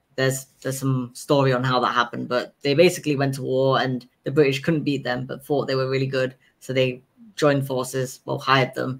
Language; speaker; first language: English; native; English